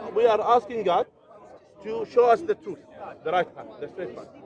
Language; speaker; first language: English; non-native, fluent; Arabic